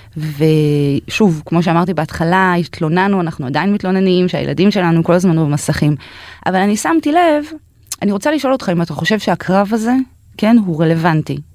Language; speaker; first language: Hebrew; native; Hebrew